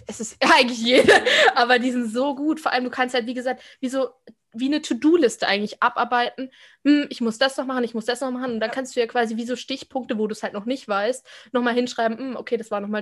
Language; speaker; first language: German; native; German